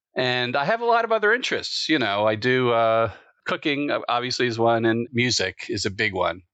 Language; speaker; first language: English; native; English